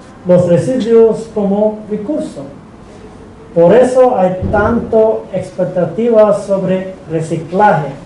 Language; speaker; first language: Spanish; non-native, fluent; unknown